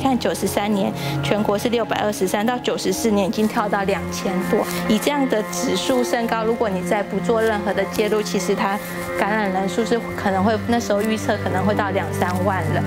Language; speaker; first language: Chinese; native; Chinese